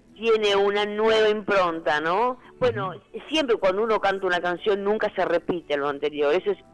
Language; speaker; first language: Spanish; native; Spanish